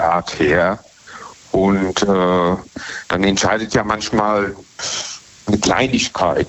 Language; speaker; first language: German; native; German